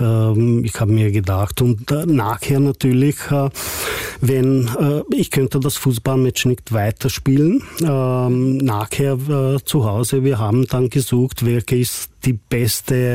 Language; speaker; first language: German; non-native, fluent; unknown